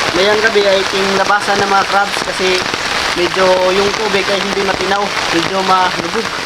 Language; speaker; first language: Filipino; non-native, local second language; Cebuano